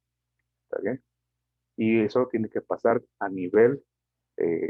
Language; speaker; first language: Spanish; native; Spanish